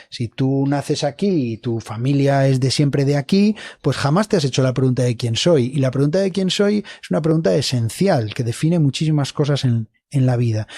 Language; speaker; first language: Spanish; native; Spanish